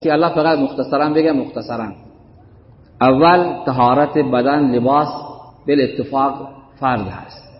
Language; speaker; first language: Persian; native; Persian